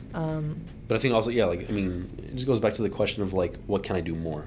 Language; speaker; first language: English; early bilingual, other home language; Arabic